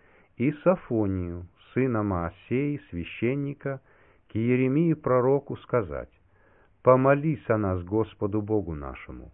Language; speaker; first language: Russian; native; Russian